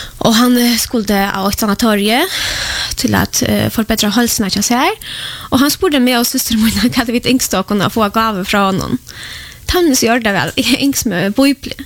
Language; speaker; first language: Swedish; non-native, fluent; Polish